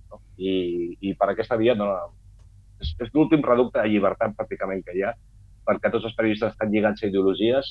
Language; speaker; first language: Catalan; non-native, local second language; Spanish